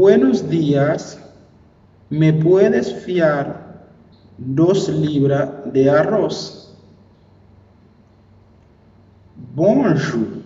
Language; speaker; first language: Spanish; non-native, fluent; Haitian Creole